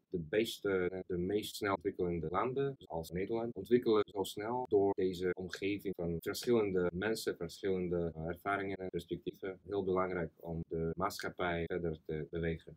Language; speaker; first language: Dutch; non-native, fluent; Russian